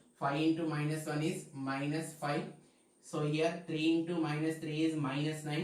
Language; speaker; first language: English; non-native, local second language; Telugu